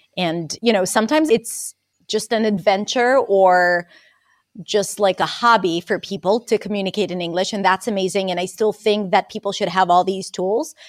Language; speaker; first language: English; non-native, fluent; Hebrew